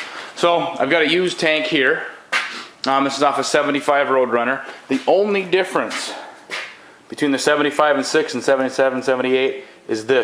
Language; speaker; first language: English; native; English